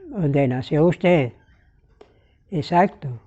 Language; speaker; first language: Spanish; native; Spanish